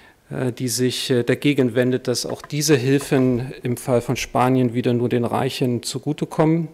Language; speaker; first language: German; native; German